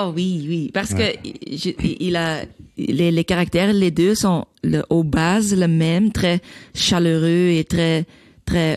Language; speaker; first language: French; non-native, learner; Dutch